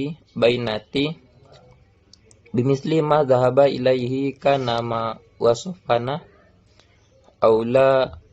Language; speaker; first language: Arabic; non-native, learner; Indonesian